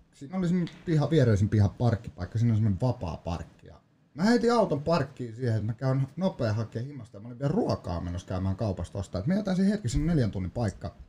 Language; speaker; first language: Finnish; native; Finnish